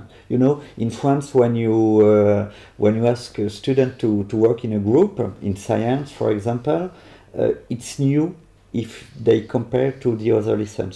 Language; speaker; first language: English; non-native, learner; French